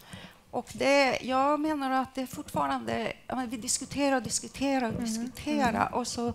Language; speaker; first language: Swedish; non-native, fluent; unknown